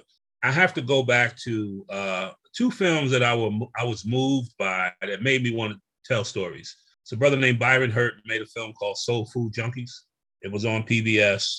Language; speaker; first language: English; native; English